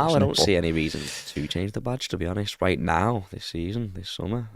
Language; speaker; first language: English; native; English